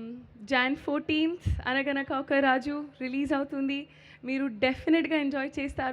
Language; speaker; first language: Telugu; non-native, learner; Hindi